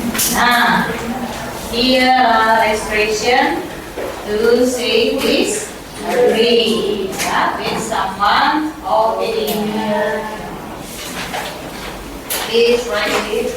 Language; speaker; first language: English; non-native, fluent; Indonesian